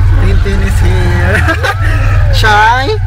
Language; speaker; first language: English; non-native, local second language; Filipino